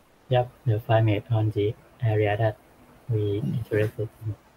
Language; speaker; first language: English; non-native, fluent; Thai